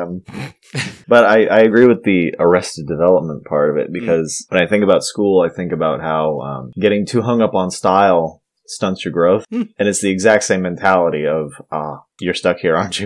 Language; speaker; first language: English; native; English